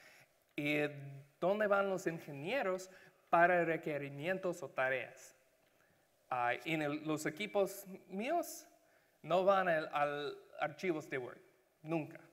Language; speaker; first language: Spanish; non-native, learner; English